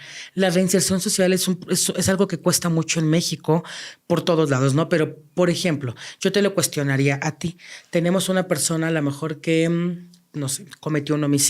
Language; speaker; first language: Spanish; native; Spanish